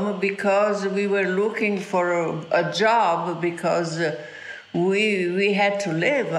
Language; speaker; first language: English; non-native, fluent; Italian